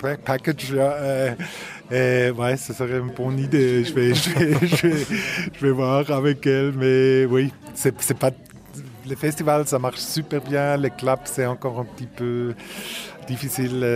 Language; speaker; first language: French; non-native, fluent; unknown